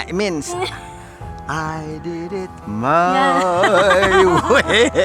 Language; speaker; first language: English; non-native, fluent; Indonesian